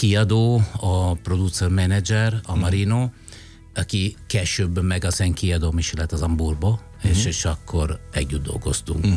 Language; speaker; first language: Hungarian; non-native, fluent; Italian